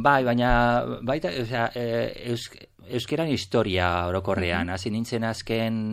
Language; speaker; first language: Basque; non-native, local second language; Spanish